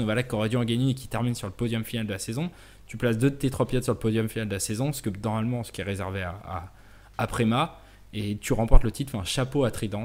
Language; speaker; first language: French; native; French